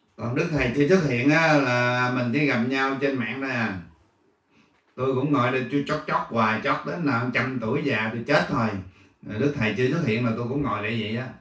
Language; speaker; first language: Vietnamese; native; Vietnamese